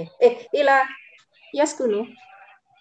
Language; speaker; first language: Arabic; non-native, learner; Indonesian